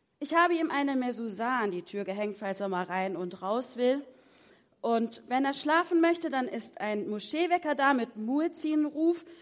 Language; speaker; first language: German; native; German